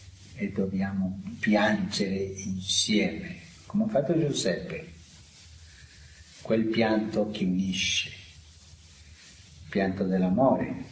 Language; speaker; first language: Italian; non-native, fluent; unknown